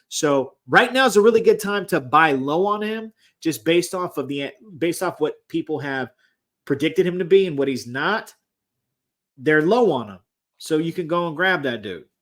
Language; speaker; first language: English; native; English